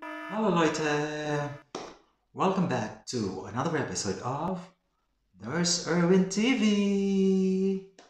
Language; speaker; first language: English; non-native, local second language; Filipino